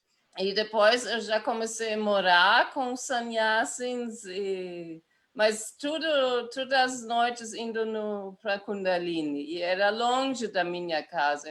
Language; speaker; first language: Portuguese; non-native, fluent; German